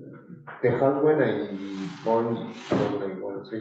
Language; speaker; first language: English; non-native, learner; Spanish